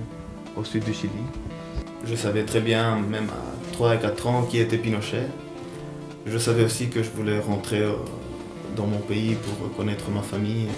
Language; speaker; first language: French; early bilingual, other home language; Spanish